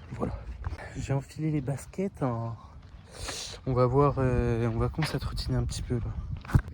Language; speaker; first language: French; native; French